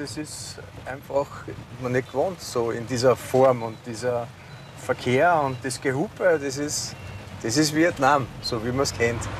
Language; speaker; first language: German; native; German